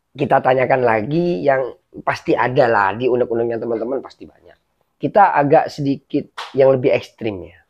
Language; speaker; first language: Indonesian; native; Indonesian